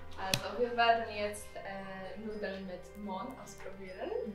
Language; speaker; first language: German; non-native, learner; Polish